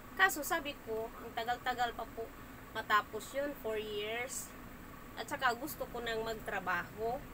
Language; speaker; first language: Filipino; non-native, local second language; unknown